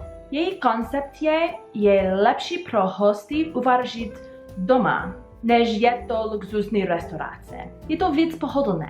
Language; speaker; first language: Czech; non-native, learner; English